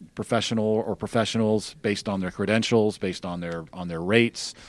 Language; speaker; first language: English; native; English